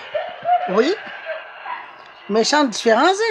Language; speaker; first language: French; native; French